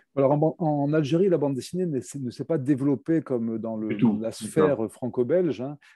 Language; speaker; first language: French; native; French